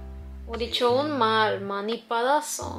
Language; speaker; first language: Korean; non-native, fluent; Spanish